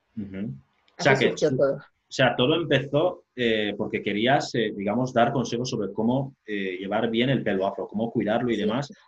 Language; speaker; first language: Spanish; non-native, local second language; Fang